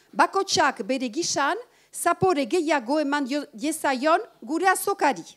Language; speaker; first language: Basque; native; Basque